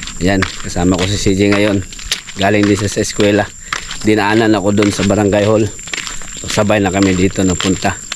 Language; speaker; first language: Filipino; non-native, local second language; Cebuano